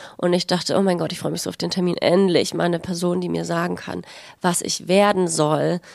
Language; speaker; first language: German; native; German